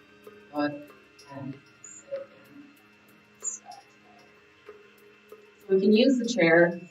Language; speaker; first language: English; native; English